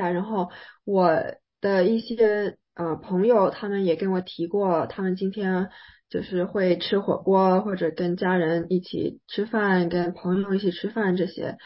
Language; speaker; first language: Chinese; early bilingual, other home language; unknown